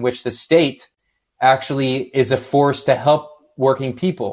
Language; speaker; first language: English; native; English